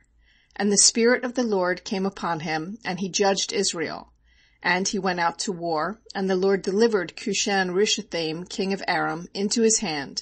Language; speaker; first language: English; native; English